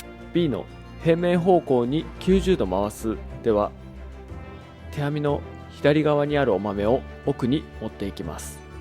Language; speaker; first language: Japanese; native; Japanese